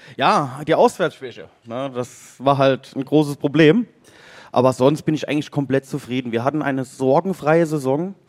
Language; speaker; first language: German; native; German